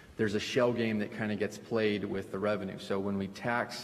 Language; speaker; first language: English; early bilingual, other home language; Spanish